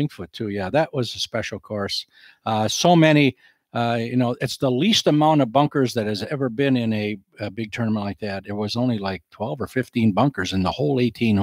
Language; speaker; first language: English; native; English